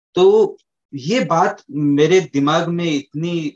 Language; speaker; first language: Hindi; native; Hindi